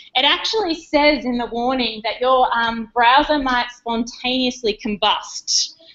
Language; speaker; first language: English; native; English